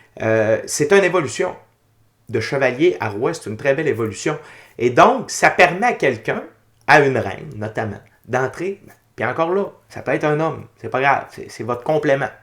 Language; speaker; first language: French; native; French